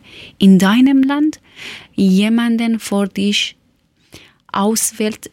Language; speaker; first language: German; non-native, learner; Persian